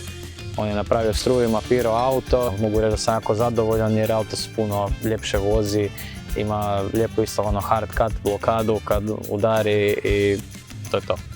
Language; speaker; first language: Croatian; native; Croatian